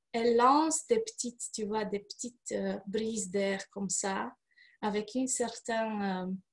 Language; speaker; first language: French; non-native, fluent; Romanian